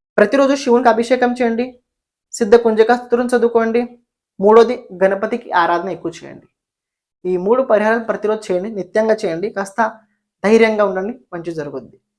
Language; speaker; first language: Telugu; non-native, local second language; Marathi